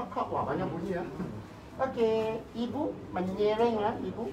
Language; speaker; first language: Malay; non-native, local second language; Cantonese